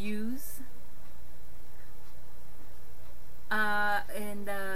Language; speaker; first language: English; non-native, local second language; Filipino